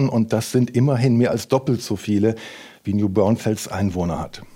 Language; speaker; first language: German; native; German